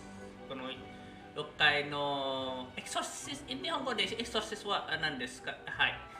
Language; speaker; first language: Japanese; non-native, learner; Indonesian